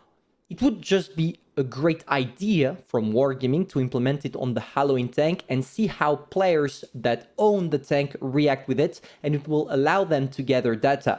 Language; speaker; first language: English; non-native, fluent; French